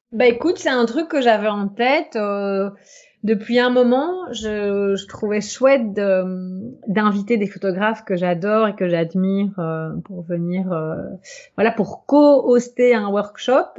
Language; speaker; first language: French; native; French